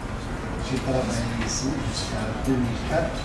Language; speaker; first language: French; non-native, local second language; Arabic